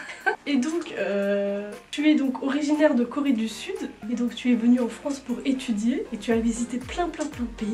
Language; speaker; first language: French; native; French